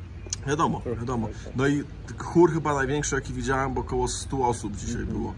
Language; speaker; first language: Polish; native; Polish